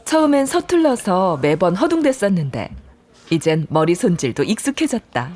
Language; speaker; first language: Korean; native; Korean